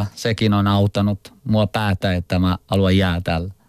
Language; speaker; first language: Finnish; non-native, local second language; Italian